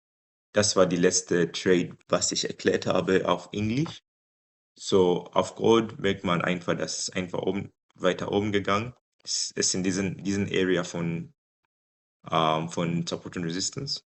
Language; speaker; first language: German; non-native, fluent; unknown